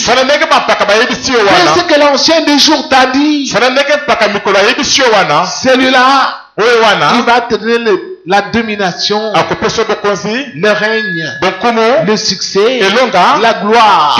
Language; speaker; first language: French; non-native, local second language; Lingala